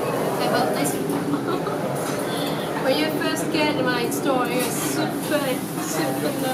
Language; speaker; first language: English; non-native, fluent; Cantonese